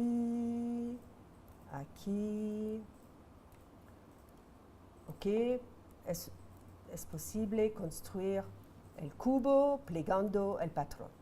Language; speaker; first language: Spanish; non-native, fluent; French